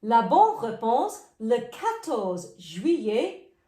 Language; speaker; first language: French; non-native, fluent; English